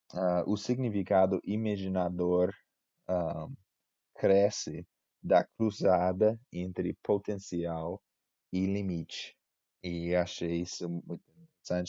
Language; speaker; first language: Portuguese; non-native, fluent; English